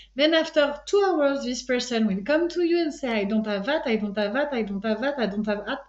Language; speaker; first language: English; non-native, fluent; French